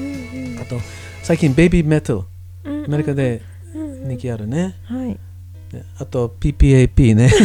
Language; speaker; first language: Japanese; non-native, learner; English